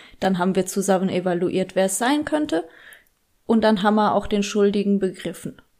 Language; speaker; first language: German; early bilingual, other home language; Polish